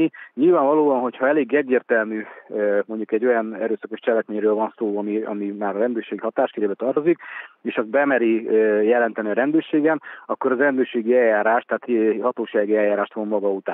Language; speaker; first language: Hungarian; native; Hungarian